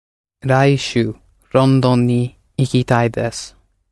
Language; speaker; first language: Japanese; non-native, learner; English